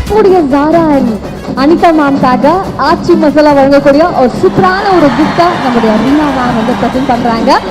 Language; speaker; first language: Tamil; native; Tamil